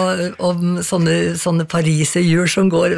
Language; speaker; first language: Norwegian; native; Norwegian